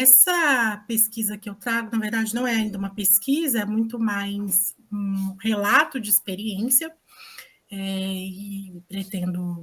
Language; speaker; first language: Portuguese; native; Portuguese